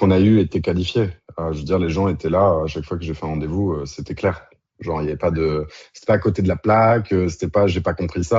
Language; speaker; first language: French; native; French